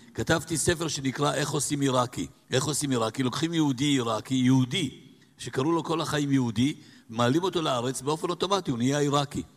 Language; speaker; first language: Hebrew; native; Hebrew